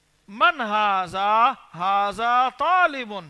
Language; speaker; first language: Arabic; non-native, fluent; Urdu